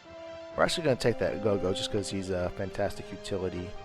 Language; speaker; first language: English; native; English